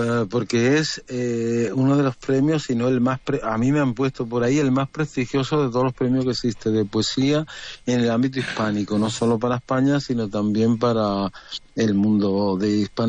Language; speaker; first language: Spanish; native; Spanish